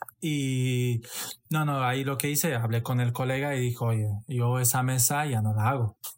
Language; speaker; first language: Spanish; non-native, fluent; Romanian